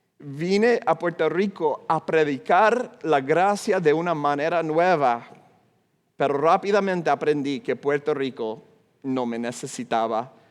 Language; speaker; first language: Spanish; non-native, fluent; English